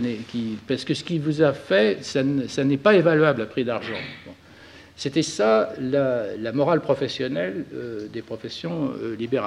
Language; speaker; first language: French; native; French